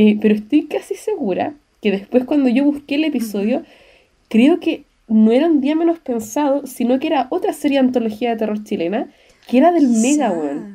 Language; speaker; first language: Spanish; native; Spanish